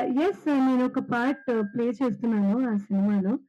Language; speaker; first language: Telugu; non-native, learner; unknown